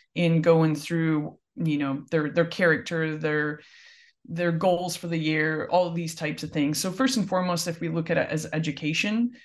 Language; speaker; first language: English; native; English